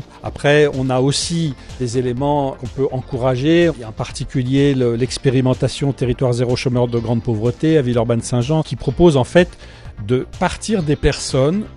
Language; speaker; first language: French; native; French